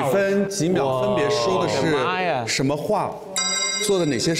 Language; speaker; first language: Chinese; native; Chinese